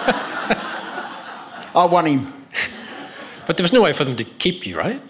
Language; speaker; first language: English; native; English